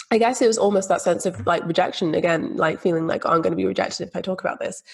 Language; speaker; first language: English; native; English